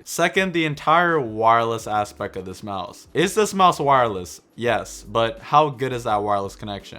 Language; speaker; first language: English; native; English